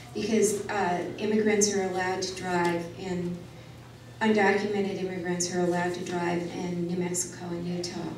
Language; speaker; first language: English; native; English